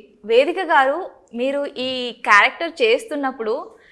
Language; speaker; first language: Telugu; native; Telugu